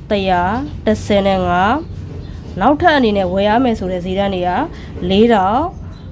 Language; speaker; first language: Burmese; native; Burmese